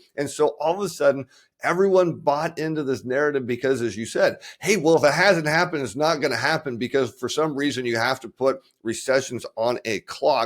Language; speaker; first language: English; native; English